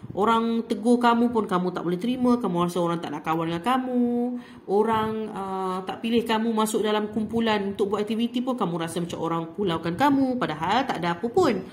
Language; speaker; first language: Malay; native; Malay